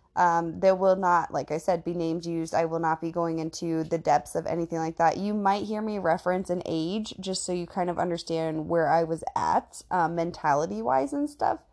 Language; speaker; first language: English; native; English